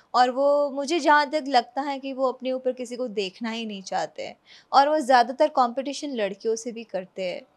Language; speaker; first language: Hindi; non-native, local second language; Gujarati